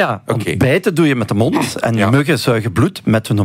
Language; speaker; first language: Dutch; native; Dutch